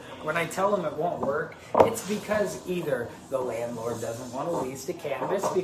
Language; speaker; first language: English; native; English